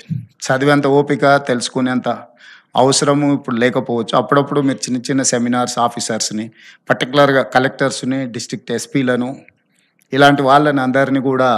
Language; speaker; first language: Telugu; native; Telugu